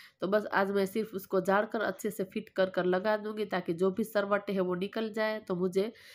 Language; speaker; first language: Hindi; non-native, local second language; Gujarati